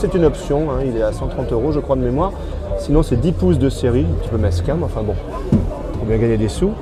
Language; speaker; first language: French; native; French